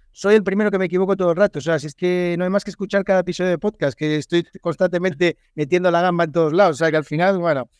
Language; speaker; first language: Spanish; native; Spanish